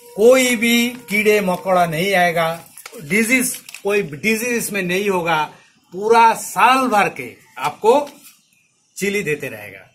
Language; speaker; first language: Hindi; non-native, local second language; Bangla